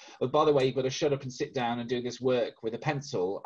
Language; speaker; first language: English; native; English